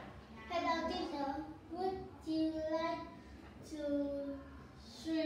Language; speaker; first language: English; non-native, learner; Vietnamese